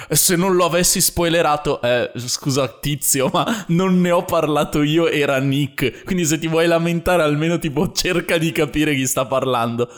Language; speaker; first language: Italian; native; Italian